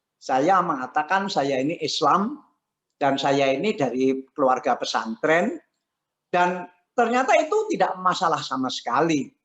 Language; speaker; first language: Indonesian; non-native, local second language; Javanese